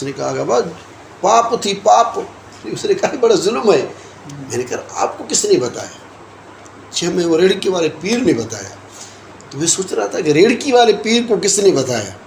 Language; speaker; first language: Urdu; non-native, local second language; Sindhi